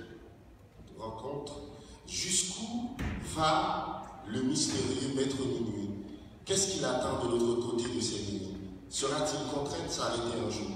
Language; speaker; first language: French; non-native, local second language; Haitian Creole